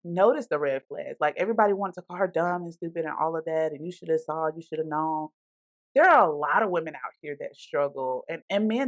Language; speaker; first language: English; native; English